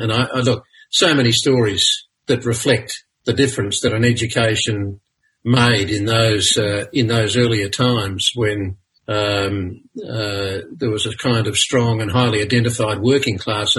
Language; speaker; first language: English; native; English